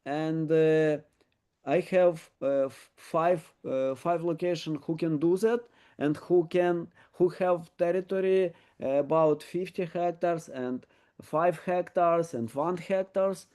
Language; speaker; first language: English; non-native, learner; Ukrainian